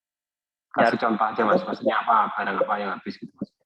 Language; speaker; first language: Indonesian; native; Indonesian